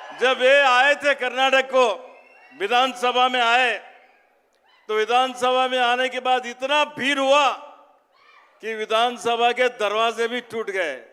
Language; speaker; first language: Hindi; non-native, local second language; Kannada